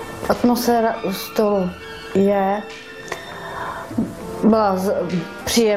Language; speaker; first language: Czech; non-native, learner; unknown